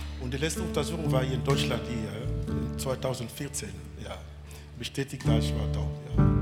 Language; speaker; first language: German; non-native, learner; French